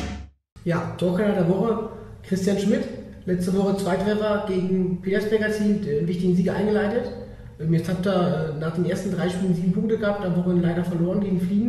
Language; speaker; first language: German; native; German